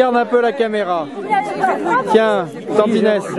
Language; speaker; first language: French; native; French